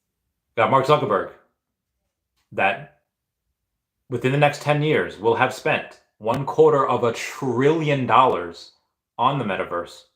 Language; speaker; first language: English; native; English